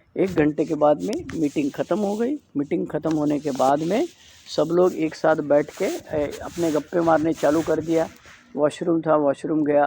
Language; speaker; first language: Hindi; non-native, local second language; Marathi